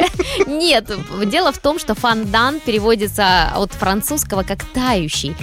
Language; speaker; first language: Russian; native; Russian